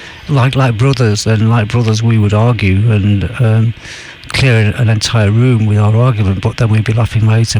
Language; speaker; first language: English; native; English